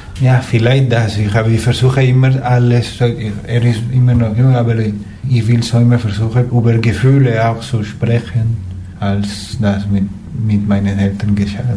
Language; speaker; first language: German; non-native, fluent; Spanish